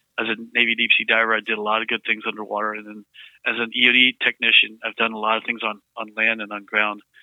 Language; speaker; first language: English; early bilingual, other home language; Vietnamese